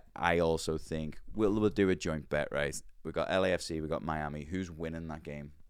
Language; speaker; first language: English; native; English